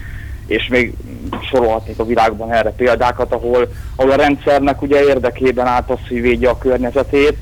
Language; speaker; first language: Hungarian; native; Hungarian